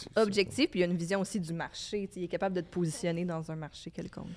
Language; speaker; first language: French; native; French